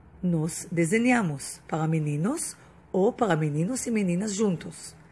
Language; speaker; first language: Portuguese; non-native, fluent; Hebrew